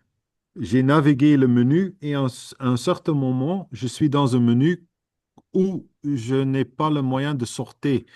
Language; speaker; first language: French; non-native, fluent; Dutch